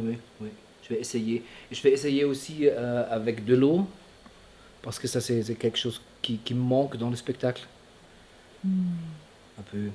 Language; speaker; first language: French; non-native, fluent; German